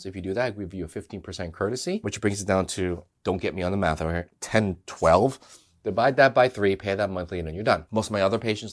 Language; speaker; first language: English; native; English